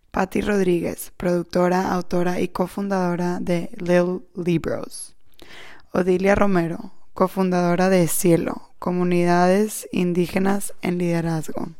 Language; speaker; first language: Spanish; early bilingual, heritage; Spanish